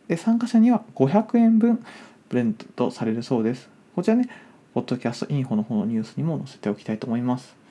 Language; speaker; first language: Japanese; native; Japanese